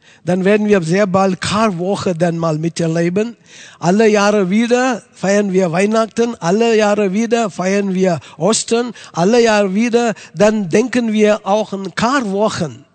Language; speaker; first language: German; non-native, fluent; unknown